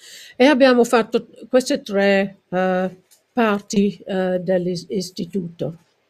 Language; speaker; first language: Italian; non-native, fluent; English